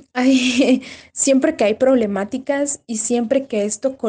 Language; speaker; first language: Spanish; native; Spanish